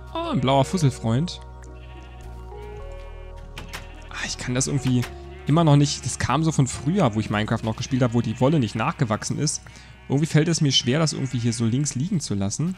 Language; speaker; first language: German; native; German